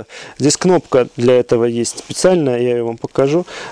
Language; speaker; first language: Russian; native; Russian